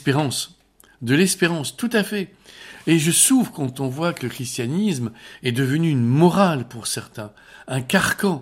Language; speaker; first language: French; native; French